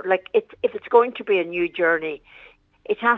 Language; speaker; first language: English; native; English